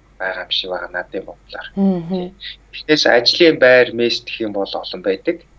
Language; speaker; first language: Mongolian; native; Mongolian